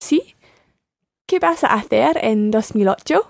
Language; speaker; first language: Spanish; non-native, learner; English